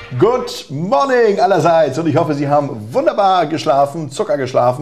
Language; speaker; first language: German; native; German